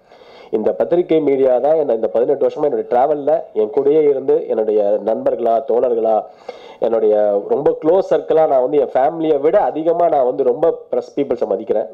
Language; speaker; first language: Tamil; native; Tamil